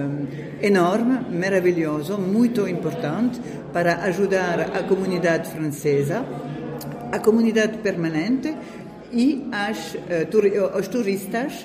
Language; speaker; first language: Portuguese; non-native, fluent; French